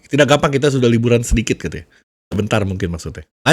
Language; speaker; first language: Indonesian; native; Indonesian